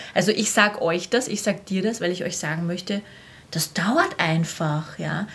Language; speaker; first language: German; native; German